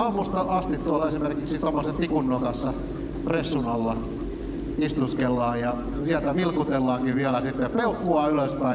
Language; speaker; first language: Finnish; native; Finnish